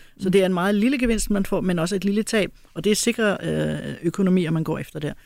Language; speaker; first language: Danish; early bilingual, other home language; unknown